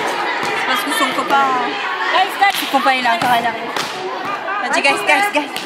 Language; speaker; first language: French; early bilingual, other home language; Filipino